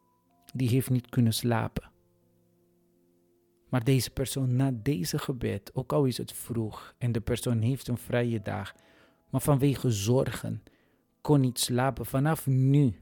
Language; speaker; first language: Dutch; non-native, fluent; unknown